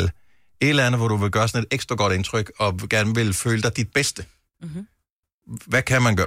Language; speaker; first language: Danish; native; Danish